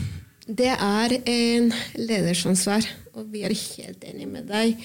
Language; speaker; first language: Norwegian; non-native, learner; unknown